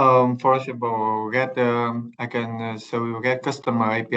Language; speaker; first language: English; non-native, learner; Vietnamese